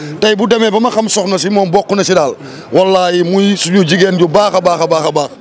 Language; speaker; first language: Wolof; native; Wolof